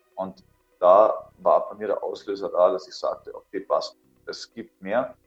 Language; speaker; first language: German; native; German